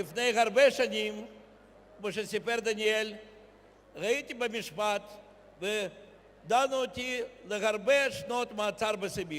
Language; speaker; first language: Hebrew; non-native, fluent; Russian